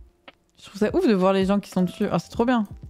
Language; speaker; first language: French; native; French